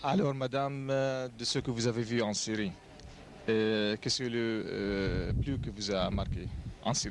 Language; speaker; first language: French; non-native, learner; Arabic